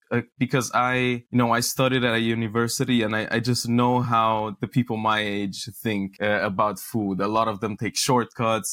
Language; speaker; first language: English; non-native, fluent; Romanian